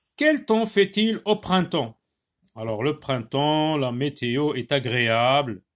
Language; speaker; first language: French; non-native, local second language; Arabic